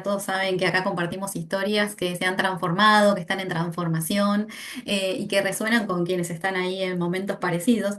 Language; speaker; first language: Spanish; native; Spanish